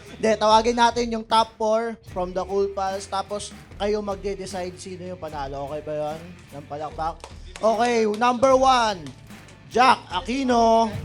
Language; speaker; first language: Filipino; native; Filipino